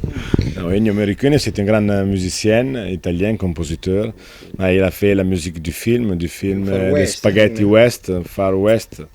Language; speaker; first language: French; non-native, fluent; Italian